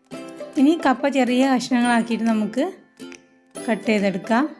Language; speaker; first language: Malayalam; native; Malayalam